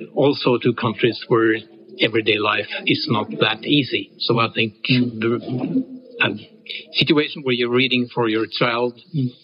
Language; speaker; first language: English; non-native, fluent; Norwegian